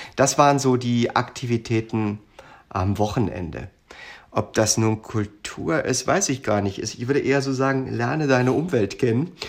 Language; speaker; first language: German; native; German